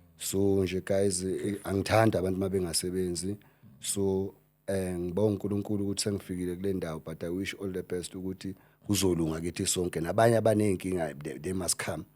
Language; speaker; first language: Zulu; native; Zulu